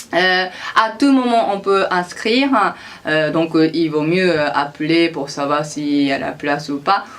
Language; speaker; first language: French; non-native, fluent; Japanese